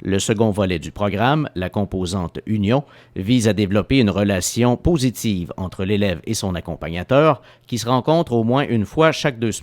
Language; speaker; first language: French; native; French